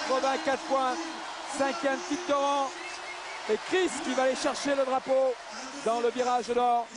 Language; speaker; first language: French; native; French